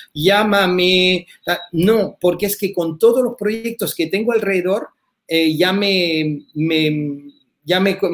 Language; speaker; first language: Spanish; early bilingual, heritage; French